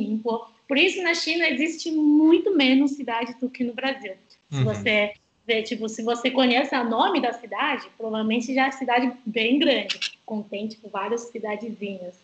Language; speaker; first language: Portuguese; non-native, fluent; Chinese